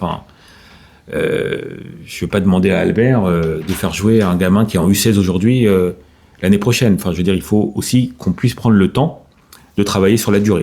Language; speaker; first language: French; native; French